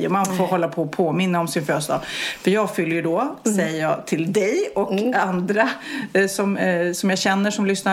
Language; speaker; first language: Swedish; native; Swedish